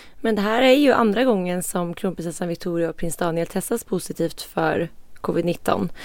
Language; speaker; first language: Swedish; native; Swedish